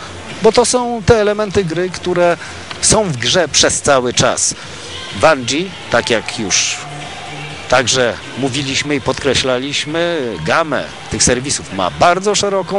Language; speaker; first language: Polish; native; Polish